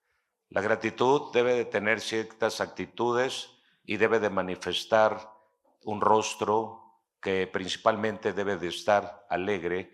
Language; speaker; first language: Spanish; native; Spanish